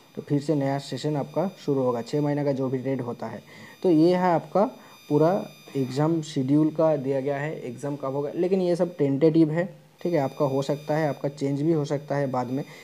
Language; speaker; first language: Hindi; non-native, local second language; Bangla